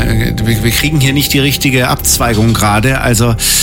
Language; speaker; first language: German; native; German